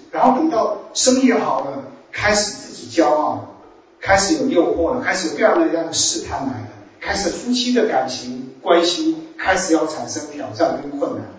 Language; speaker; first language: Chinese; native; Chinese